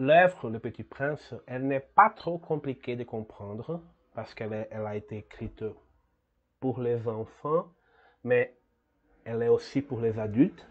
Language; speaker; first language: French; non-native, learner; Portuguese